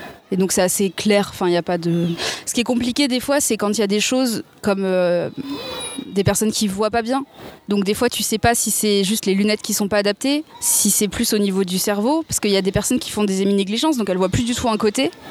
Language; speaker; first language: French; native; French